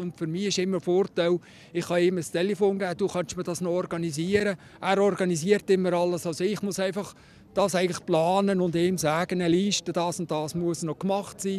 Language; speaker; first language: German; native; German